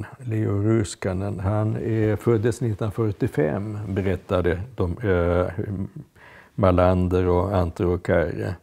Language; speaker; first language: Swedish; native; Swedish